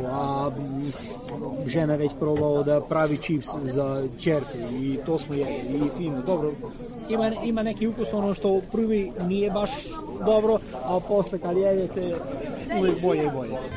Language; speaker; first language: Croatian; non-native, local second language; Hungarian